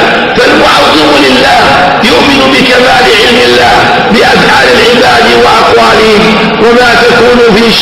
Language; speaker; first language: Arabic; native; Arabic